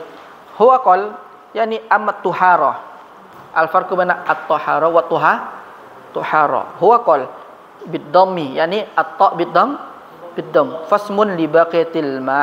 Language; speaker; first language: Arabic; non-native, fluent; Indonesian